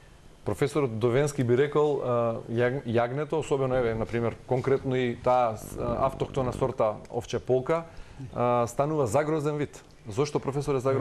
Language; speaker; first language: Macedonian; native; Macedonian